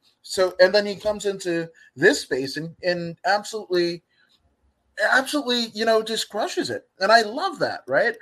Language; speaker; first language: English; native; English